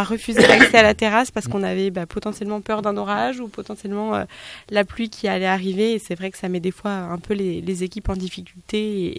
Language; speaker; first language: French; native; French